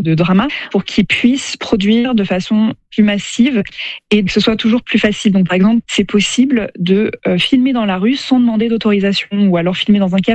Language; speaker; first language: French; native; French